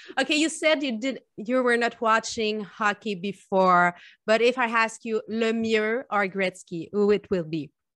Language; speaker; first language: English; non-native, fluent; French